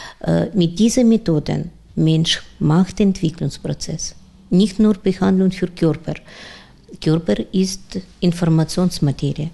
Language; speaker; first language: German; non-native, learner; Russian